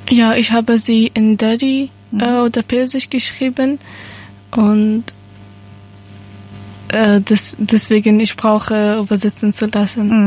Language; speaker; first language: German; non-native, learner; Persian